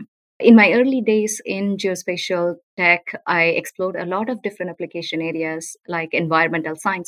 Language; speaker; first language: English; non-native, local second language; Tamil